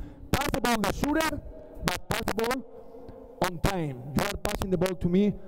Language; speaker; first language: English; non-native, learner; Spanish